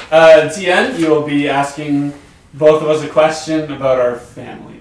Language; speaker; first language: English; native; English